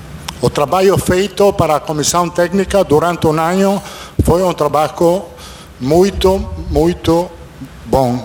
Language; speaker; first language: Portuguese; non-native, fluent; Italian